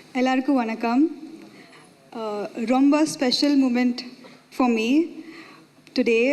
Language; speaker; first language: Tamil; non-native, learner; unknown